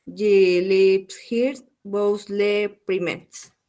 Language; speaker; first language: French; non-native, learner; Spanish